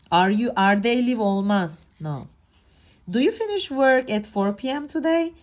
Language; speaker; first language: English; non-native, fluent; Turkish